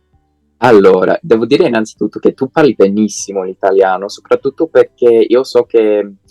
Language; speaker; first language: Italian; non-native, fluent; English